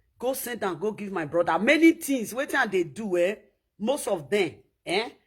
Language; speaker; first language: Nigerian Pidgin; native; Nigerian Pidgin